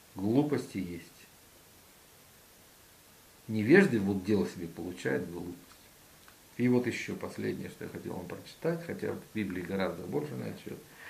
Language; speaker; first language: Russian; native; Russian